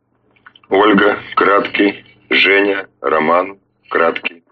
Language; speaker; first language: Russian; native; Russian